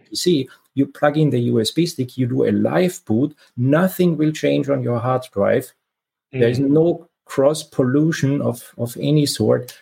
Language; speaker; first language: English; non-native, fluent; German